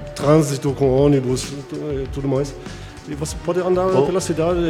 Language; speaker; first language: Portuguese; non-native, fluent; German